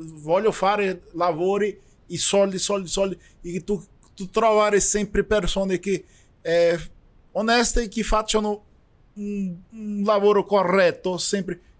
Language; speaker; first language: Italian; non-native, learner; Portuguese